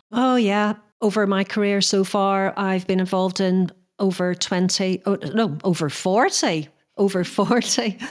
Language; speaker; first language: English; native; English